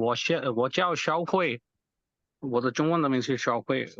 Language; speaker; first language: Chinese; non-native, learner; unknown